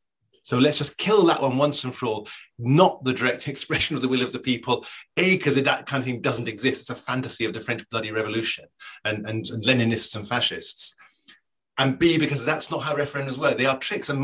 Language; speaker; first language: English; native; English